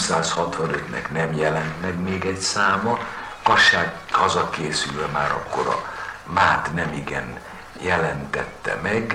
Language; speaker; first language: Hungarian; native; Hungarian